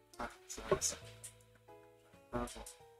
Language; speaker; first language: French; native; French